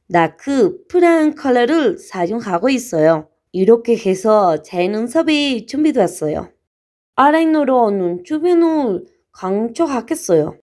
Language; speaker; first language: Korean; non-native, learner; Spanish